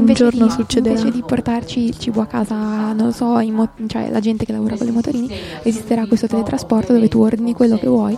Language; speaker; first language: Italian; native; Italian